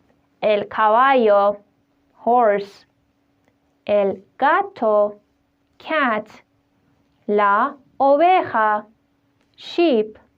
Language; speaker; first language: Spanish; non-native, fluent; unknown